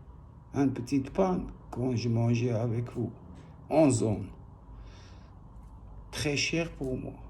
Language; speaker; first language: French; non-native, learner; Armenian